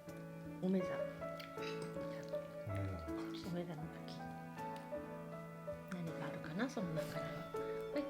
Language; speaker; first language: Japanese; native; Japanese